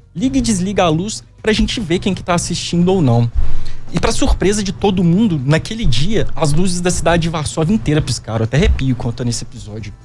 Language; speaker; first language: Portuguese; native; Portuguese